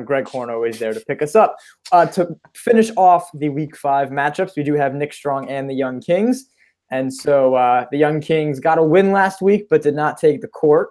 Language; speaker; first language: English; native; English